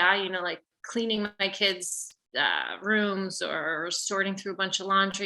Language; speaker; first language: English; native; English